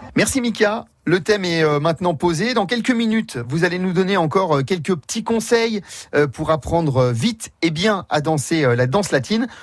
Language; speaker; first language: French; native; French